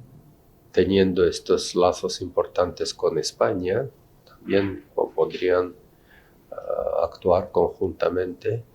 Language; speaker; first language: Spanish; non-native, fluent; Russian